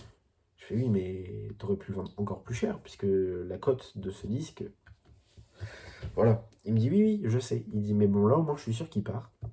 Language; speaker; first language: French; native; French